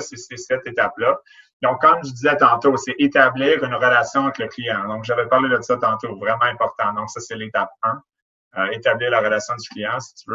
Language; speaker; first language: French; native; French